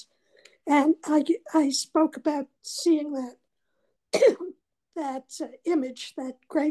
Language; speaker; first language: English; native; English